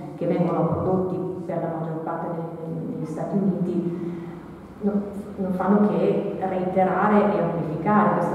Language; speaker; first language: Italian; native; Italian